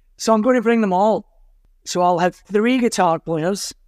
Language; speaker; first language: English; native; English